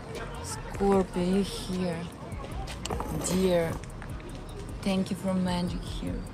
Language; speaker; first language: English; non-native, learner; Russian